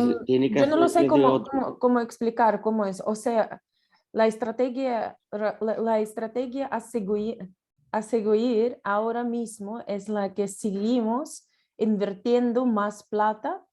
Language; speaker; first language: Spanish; non-native, learner; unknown